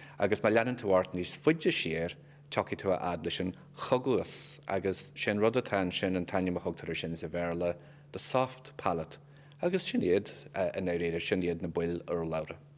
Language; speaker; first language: Irish; native; Irish